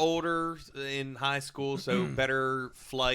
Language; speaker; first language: English; native; English